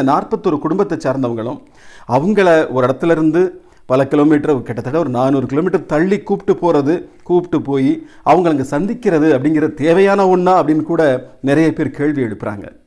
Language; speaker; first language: Tamil; native; Tamil